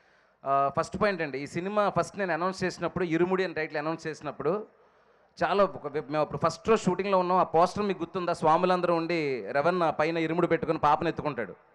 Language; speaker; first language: Telugu; native; Telugu